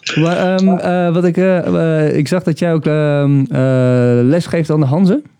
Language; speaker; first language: Dutch; early bilingual, other home language; Bulgarian